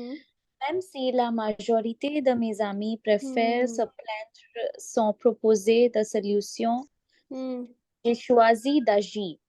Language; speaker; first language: French; non-native, learner; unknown